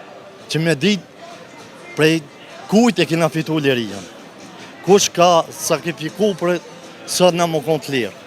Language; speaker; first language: Albanian; native; Albanian